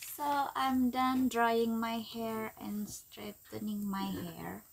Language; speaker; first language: English; non-native, local second language; Malay